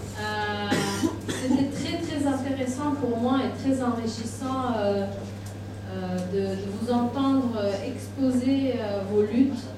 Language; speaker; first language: French; non-native, local second language; Arabic